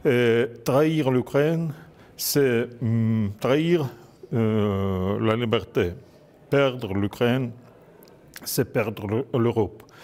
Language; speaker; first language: French; non-native, fluent; Russian